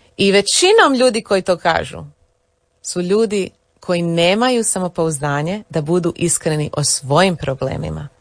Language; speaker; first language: Croatian; early bilingual, heritage; English